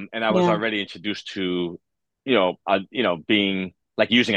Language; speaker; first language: English; native; English